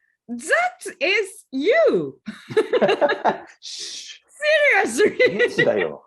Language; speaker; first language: English; non-native, learner; Japanese